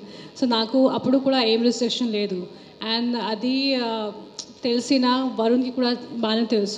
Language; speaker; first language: Telugu; non-native, local second language; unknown